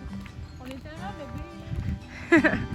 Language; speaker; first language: French; native; French